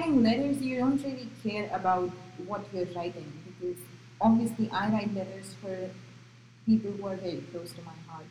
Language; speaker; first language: English; non-native, local second language; Marathi